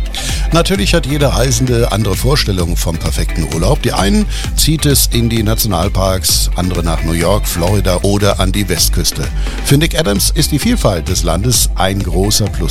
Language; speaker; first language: German; native; German